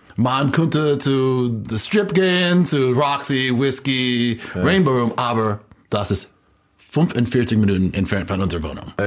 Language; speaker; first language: German; non-native, fluent; English